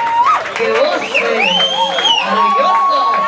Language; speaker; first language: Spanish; non-native, learner; English